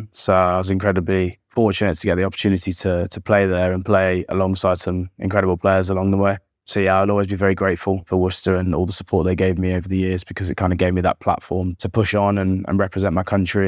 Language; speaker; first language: English; native; English